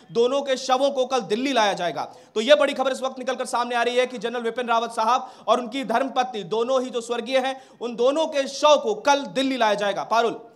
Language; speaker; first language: Hindi; native; Hindi